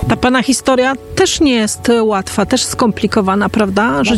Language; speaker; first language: Polish; native; Polish